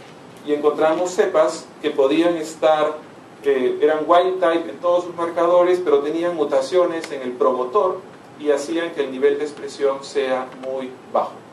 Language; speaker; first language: Spanish; native; Spanish